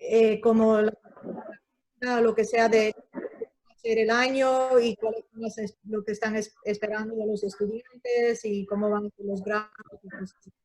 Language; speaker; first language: Spanish; early bilingual, heritage; Spanish